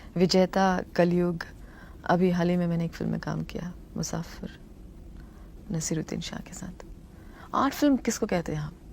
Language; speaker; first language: Hindi; non-native, local second language; Tamil